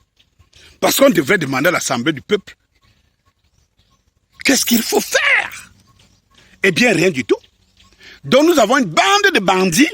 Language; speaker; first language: French; native; French